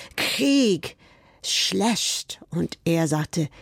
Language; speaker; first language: German; non-native, fluent; English